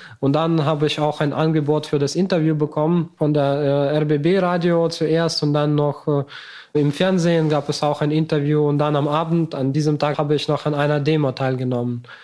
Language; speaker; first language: German; non-native, fluent; Ukrainian